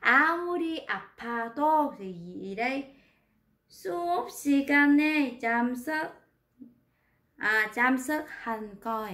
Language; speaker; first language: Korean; non-native, learner; Vietnamese